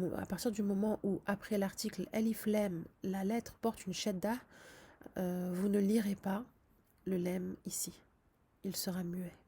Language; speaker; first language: French; native; French